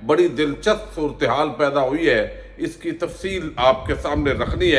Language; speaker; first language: Urdu; native; Urdu